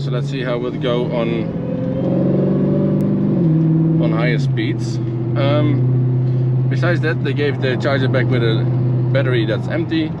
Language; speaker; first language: English; non-native, fluent; Dutch